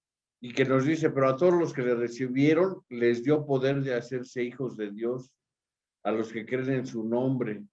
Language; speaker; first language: Spanish; native; Spanish